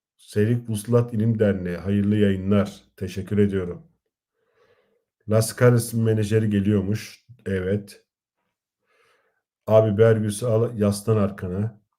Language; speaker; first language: Turkish; native; Turkish